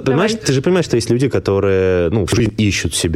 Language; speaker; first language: Russian; native; Russian